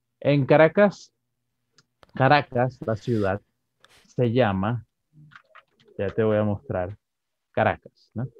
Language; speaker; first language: Spanish; native; Spanish